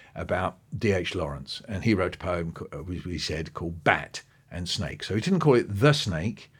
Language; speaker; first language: English; native; English